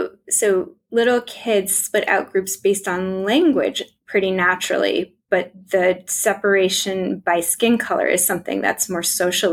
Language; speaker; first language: English; native; English